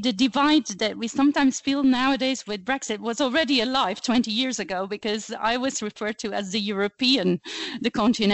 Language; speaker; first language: English; non-native, fluent; Dutch